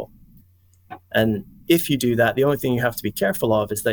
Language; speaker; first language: English; native; English